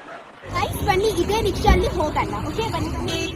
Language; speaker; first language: Kannada; non-native, local second language; Tulu